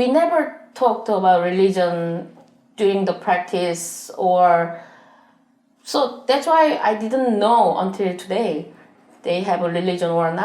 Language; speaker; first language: English; non-native, learner; Korean